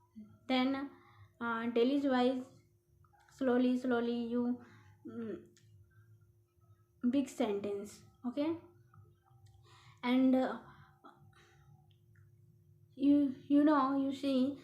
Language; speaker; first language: English; non-native, learner; Hindi